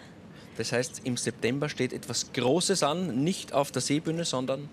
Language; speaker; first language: German; native; German